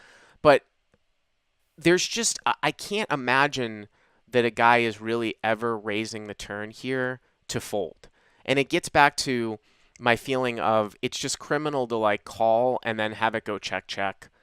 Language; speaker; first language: English; native; English